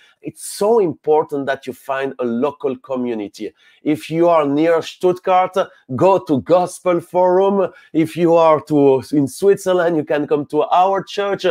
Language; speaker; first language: English; non-native, fluent; French